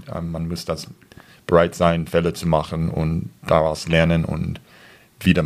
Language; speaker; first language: German; non-native, fluent; English